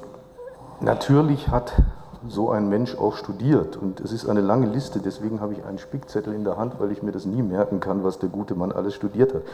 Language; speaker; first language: German; native; German